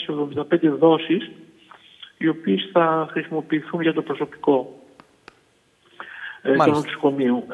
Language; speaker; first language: Greek; native; Greek